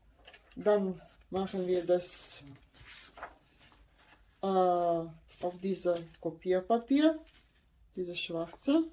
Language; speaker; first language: German; non-native, learner; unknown